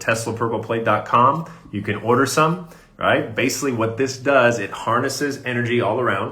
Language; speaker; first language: English; native; English